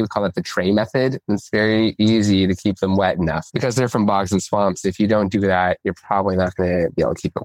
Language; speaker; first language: English; native; English